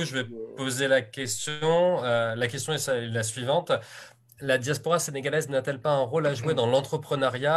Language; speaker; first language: French; native; French